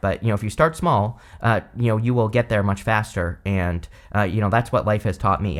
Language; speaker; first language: English; native; English